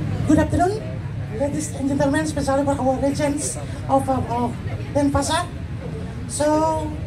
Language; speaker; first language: English; non-native, learner; Balinese